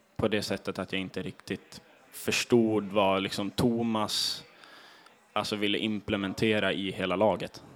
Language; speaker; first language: Swedish; native; Swedish